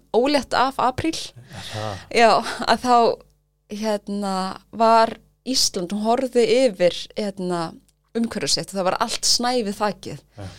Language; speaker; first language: Icelandic; early bilingual, other home language; Thai